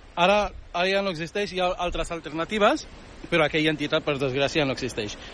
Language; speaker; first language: Catalan; early bilingual, other home language; Arabic